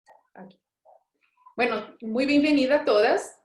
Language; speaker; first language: Spanish; non-native, fluent; Portuguese